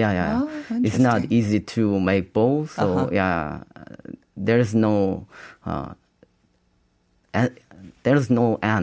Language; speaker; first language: English; non-native, learner; Korean